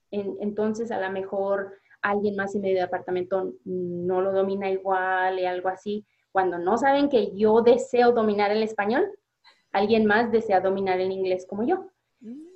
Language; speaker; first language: Spanish; early bilingual, heritage; Spanish